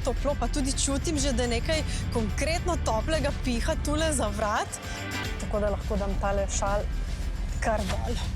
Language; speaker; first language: Slovenian; native; Slovenian